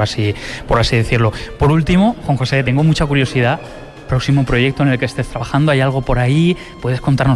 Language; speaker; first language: Spanish; native; Spanish